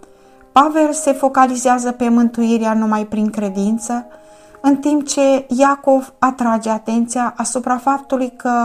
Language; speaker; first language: Romanian; native; Romanian